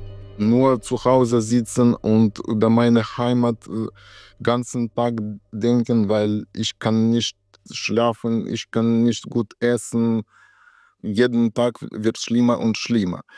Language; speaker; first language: German; non-native, learner; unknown